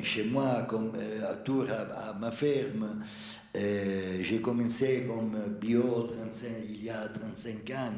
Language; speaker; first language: French; non-native, fluent; Italian